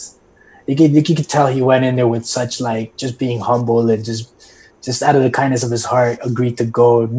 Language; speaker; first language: English; native; English